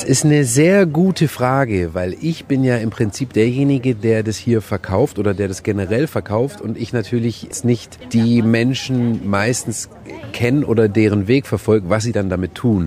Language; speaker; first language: German; native; German